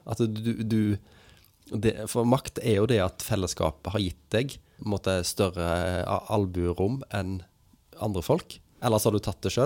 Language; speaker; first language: Norwegian; native; Norwegian